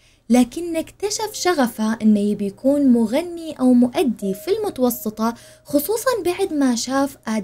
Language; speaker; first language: Arabic; native; Arabic